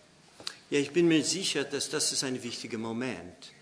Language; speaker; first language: German; non-native, fluent; English